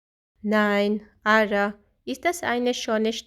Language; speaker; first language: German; non-native, fluent; Georgian